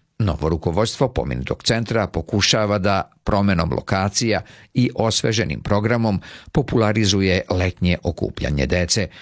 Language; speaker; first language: Serbian; early bilingual, heritage; Serbian